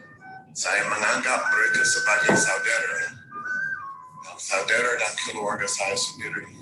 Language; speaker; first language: Indonesian; non-native, fluent; English